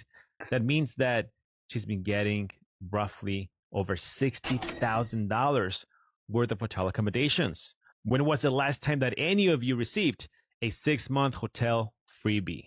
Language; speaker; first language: English; native; English